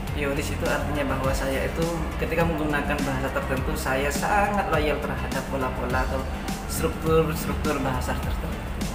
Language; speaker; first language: Indonesian; non-native, local second language; Madurese